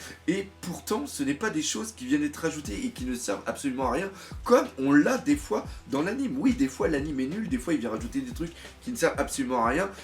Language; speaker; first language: French; native; French